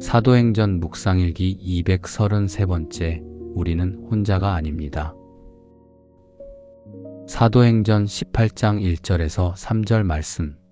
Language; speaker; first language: Korean; native; Korean